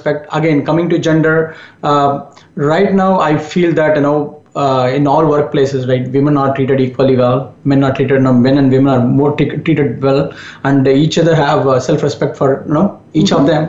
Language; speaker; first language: English; non-native, local second language; Tamil